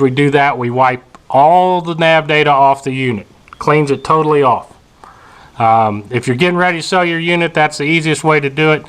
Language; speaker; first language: English; native; English